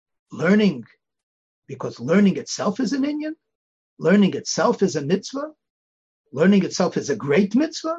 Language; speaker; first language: English; native; English